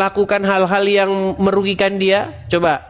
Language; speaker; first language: Indonesian; native; Indonesian